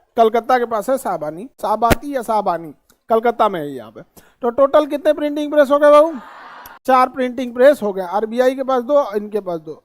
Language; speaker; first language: Hindi; native; Hindi